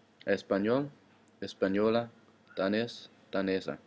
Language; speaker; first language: Spanish; non-native, learner; Danish